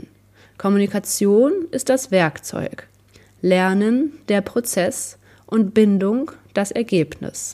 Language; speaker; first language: German; native; German